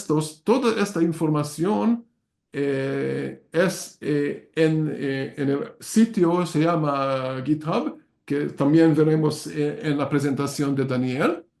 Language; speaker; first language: Spanish; non-native, learner; Hungarian